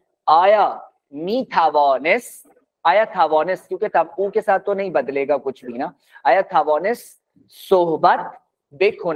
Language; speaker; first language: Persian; non-native, fluent; Urdu